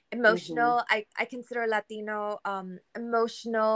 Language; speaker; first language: English; early bilingual, other home language; Spanish